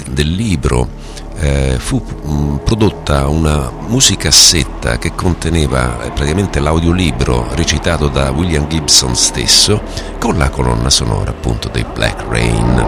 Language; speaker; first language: Italian; native; Italian